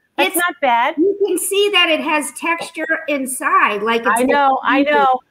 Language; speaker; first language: English; native; English